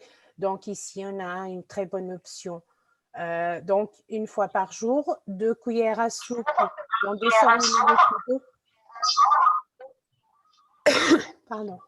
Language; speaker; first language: French; non-native, fluent; Portuguese